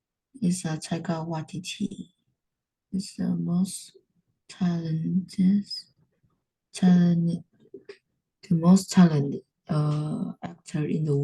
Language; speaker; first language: English; non-native, learner; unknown